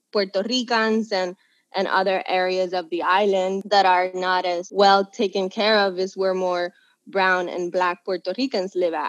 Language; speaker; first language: English; non-native, local second language; Spanish